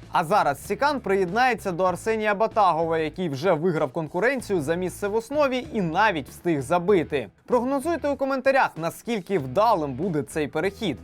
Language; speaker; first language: Ukrainian; native; Ukrainian